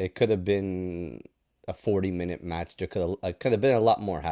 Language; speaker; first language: English; native; English